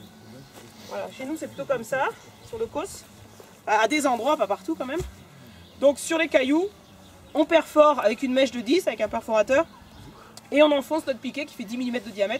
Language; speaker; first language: French; native; French